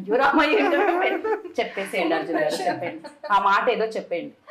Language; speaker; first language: Telugu; native; Telugu